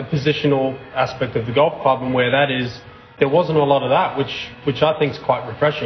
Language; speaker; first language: English; native; English